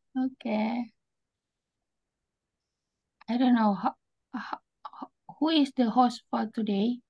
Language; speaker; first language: English; non-native, learner; Indonesian